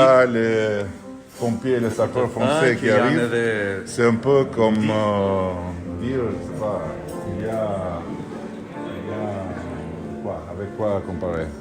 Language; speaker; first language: French; non-native, fluent; Albanian